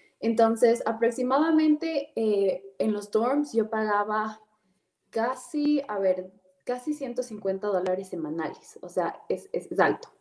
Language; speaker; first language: Spanish; native; Spanish